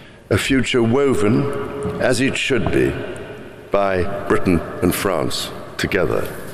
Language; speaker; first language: English; native; English